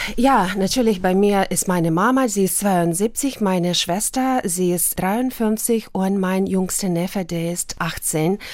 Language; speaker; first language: German; non-native, fluent; Russian